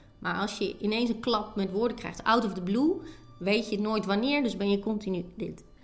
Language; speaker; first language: Dutch; native; Dutch